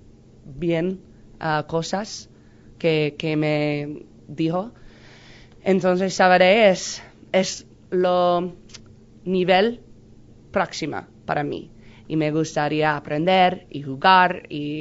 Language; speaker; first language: Spanish; non-native, learner; English